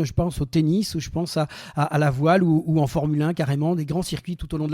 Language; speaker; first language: French; native; French